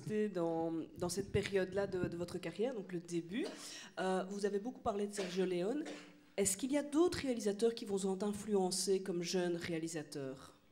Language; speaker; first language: French; native; French